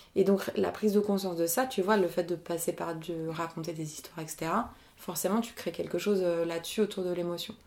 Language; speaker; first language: French; native; French